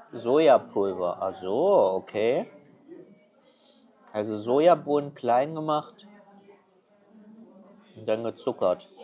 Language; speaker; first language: German; non-native, fluent; Chinese